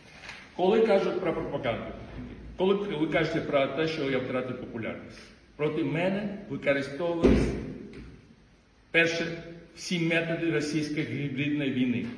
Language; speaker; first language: Ukrainian; non-native, fluent; Georgian